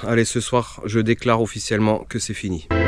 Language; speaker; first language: French; native; French